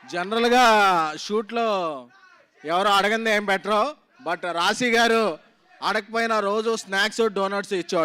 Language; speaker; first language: Telugu; native; Telugu